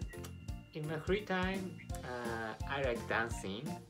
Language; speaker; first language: English; non-native, learner; Japanese